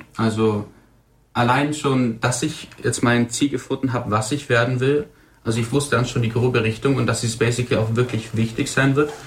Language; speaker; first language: German; native; German